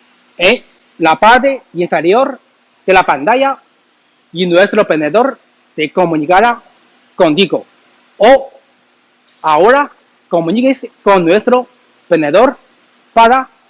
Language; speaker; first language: Spanish; non-native, learner; Chinese